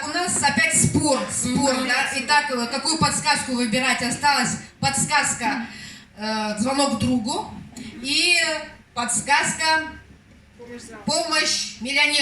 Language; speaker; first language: Russian; native; Russian